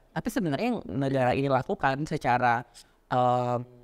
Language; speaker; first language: Indonesian; native; Indonesian